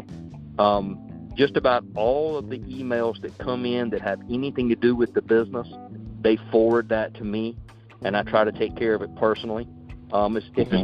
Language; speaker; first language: English; native; English